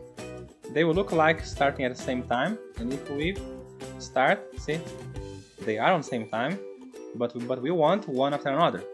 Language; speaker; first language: English; non-native, fluent; Portuguese